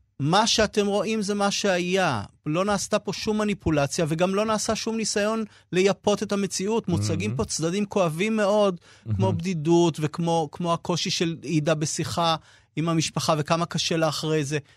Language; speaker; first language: Hebrew; native; Hebrew